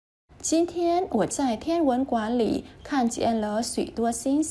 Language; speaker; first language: Chinese; non-native, learner; Vietnamese